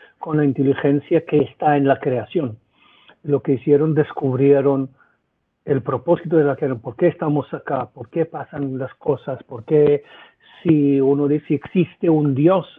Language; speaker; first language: Spanish; non-native, fluent; Hebrew